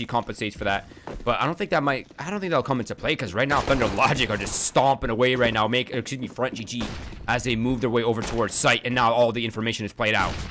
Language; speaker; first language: English; native; English